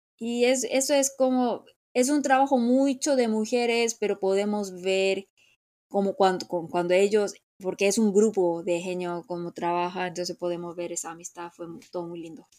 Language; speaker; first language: Spanish; non-native, fluent; Korean